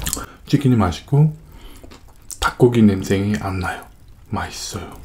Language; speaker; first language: Korean; non-native, fluent; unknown